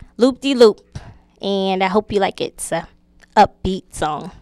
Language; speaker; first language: English; native; English